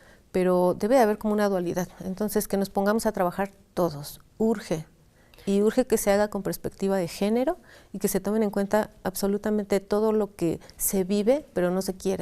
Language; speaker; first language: Spanish; native; Spanish